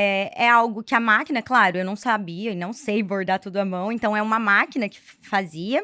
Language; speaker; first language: Portuguese; native; Portuguese